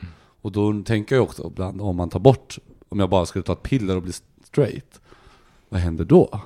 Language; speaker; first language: Swedish; native; Swedish